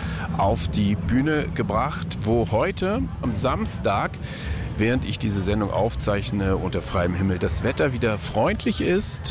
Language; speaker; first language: German; native; German